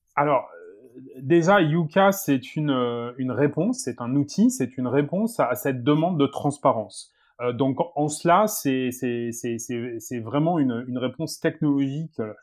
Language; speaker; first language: French; native; French